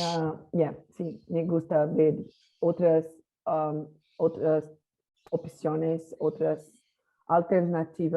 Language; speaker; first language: Spanish; non-native, learner; Portuguese